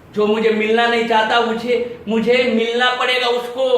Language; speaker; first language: Hindi; non-native, local second language; Marathi